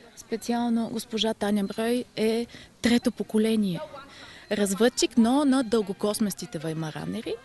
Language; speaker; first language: Bulgarian; native; Bulgarian